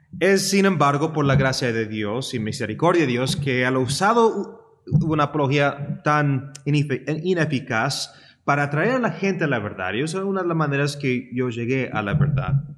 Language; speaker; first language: Spanish; early bilingual, heritage; Spanish